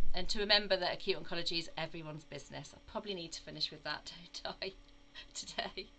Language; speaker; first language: English; native; English